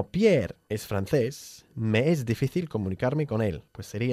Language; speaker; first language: Spanish; non-native, fluent; English